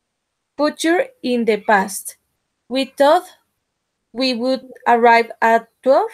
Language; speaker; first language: English; non-native, learner; Spanish